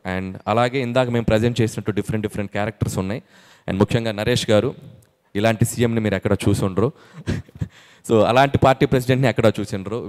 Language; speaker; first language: Telugu; native; Telugu